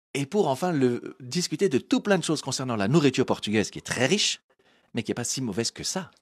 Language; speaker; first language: French; early bilingual, other home language; Portuguese